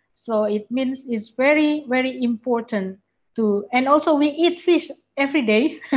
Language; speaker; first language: English; non-native, fluent; Indonesian